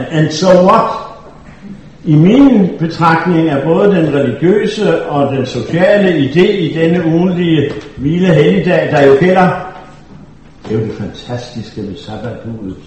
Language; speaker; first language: Danish; native; Danish